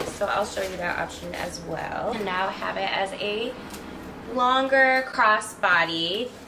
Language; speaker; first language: English; native; English